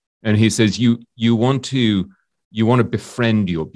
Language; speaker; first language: English; native; English